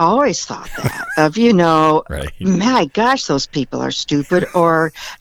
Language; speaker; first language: English; native; English